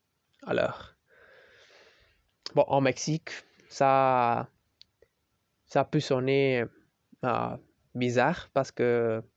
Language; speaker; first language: French; non-native, learner; Spanish